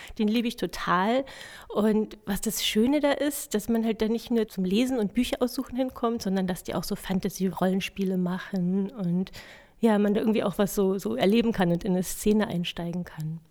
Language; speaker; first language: German; native; German